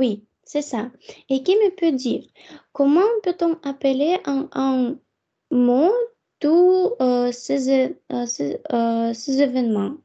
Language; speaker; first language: French; non-native, fluent; Russian